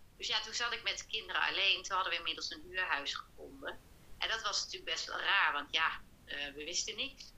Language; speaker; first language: Dutch; native; Dutch